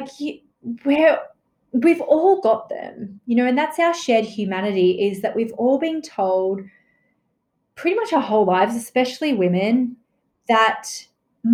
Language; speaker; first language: English; native; English